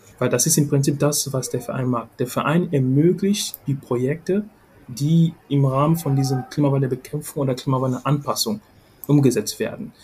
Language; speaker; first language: German; non-native, fluent; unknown